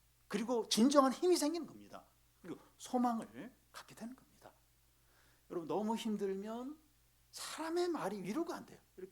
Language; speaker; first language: Korean; native; Korean